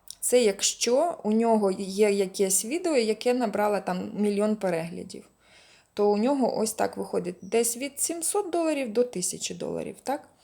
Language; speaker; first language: Ukrainian; non-native, local second language; Russian